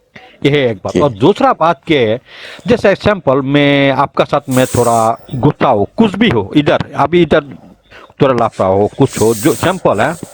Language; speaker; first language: Hindi; non-native, learner; Bangla